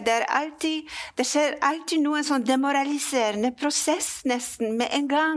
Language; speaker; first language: Norwegian; non-native, fluent; Polish